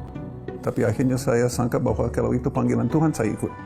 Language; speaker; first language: Indonesian; non-native, fluent; English